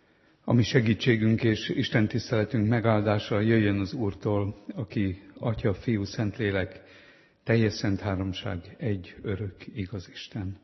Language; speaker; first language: Hungarian; native; Hungarian